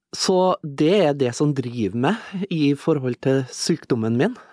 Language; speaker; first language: Norwegian; native; Norwegian